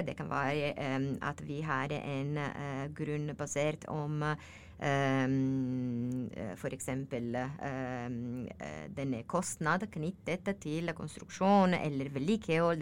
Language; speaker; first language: Norwegian; non-native, learner; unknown